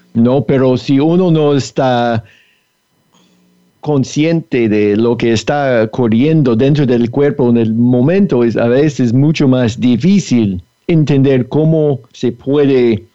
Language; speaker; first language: Spanish; non-native, fluent; English